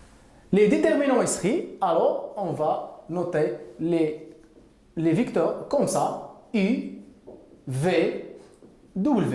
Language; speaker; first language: French; non-native, local second language; Arabic